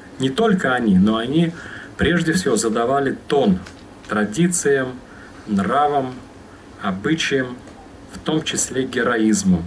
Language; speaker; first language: Russian; native; Russian